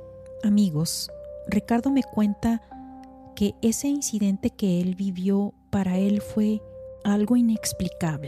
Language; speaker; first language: Spanish; native; Spanish